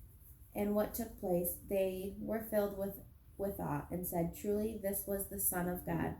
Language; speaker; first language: English; native; English